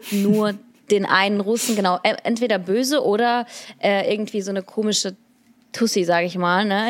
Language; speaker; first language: German; early bilingual, other home language; Russian